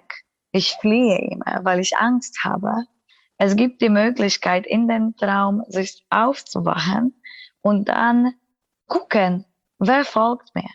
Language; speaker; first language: German; non-native, fluent; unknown